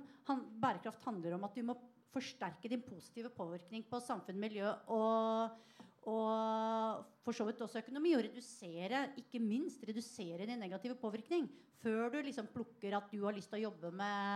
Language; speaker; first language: Norwegian; native; Norwegian